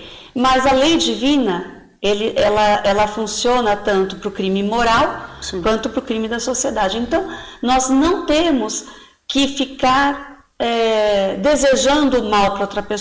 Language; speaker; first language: Portuguese; native; Portuguese